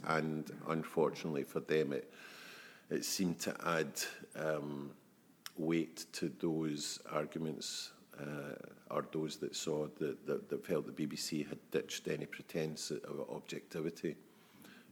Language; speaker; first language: English; native; English